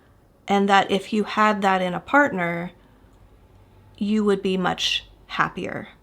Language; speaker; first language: English; native; English